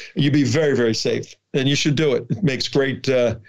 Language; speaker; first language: English; native; English